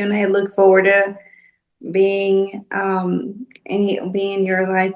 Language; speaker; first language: English; native; English